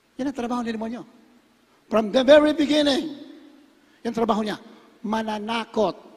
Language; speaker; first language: Filipino; native; Filipino